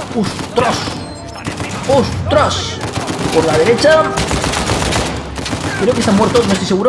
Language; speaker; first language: Spanish; native; Spanish